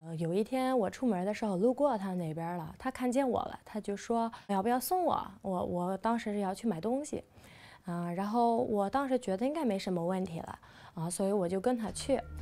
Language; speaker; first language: Chinese; non-native, fluent; English